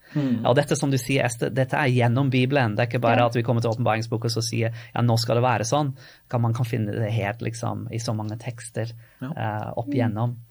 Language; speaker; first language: Norwegian; non-native, fluent; English